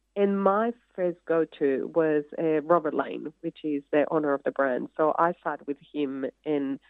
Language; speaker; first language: English; non-native, fluent; Spanish